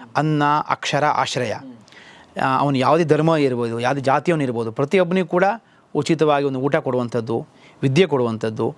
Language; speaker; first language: Kannada; native; Kannada